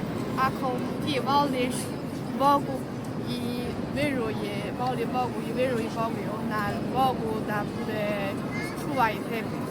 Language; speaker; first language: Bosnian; non-native, learner; Chinese